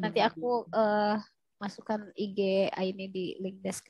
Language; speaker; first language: Indonesian; native; Indonesian